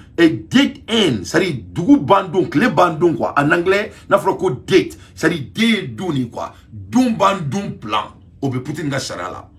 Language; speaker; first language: French; non-native, local second language; Bambara